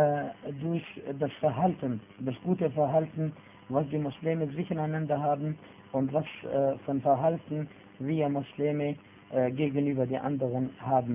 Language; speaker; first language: German; non-native, fluent; Arabic